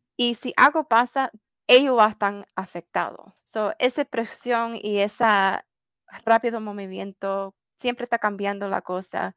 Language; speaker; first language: Spanish; early bilingual, heritage; Spanish